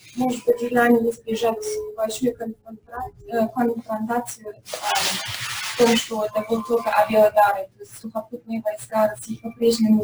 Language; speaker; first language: Russian; non-native, fluent; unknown